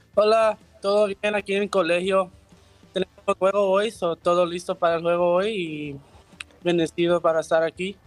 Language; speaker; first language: Spanish; early bilingual, heritage; Spanish